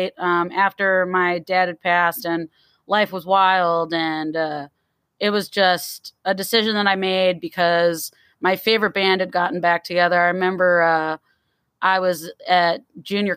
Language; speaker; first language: English; native; English